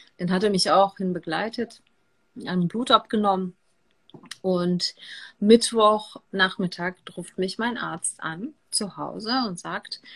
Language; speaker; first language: German; non-native, fluent; Russian